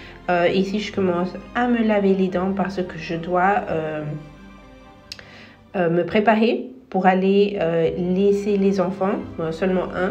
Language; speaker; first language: French; non-native, fluent; Spanish